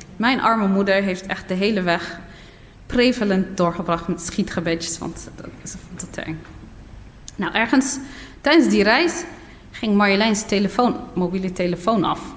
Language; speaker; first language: Dutch; early bilingual, other home language; Riffian